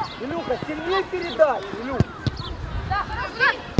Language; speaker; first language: Russian; native; Russian